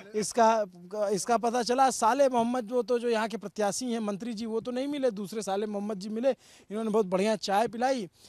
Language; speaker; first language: Hindi; native; Hindi